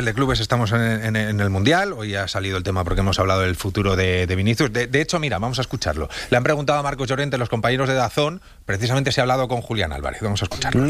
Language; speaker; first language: Spanish; native; Spanish